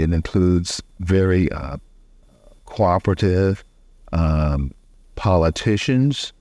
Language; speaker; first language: English; native; English